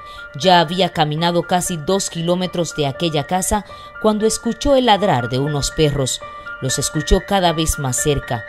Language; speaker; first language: Spanish; native; Spanish